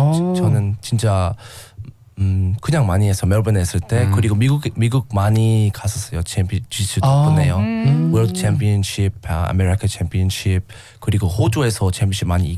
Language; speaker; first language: Korean; non-native, learner; English